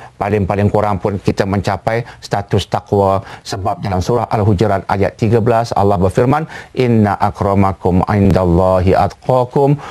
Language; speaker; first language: Malay; native; Malay